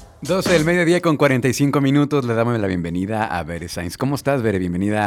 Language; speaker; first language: Spanish; native; Spanish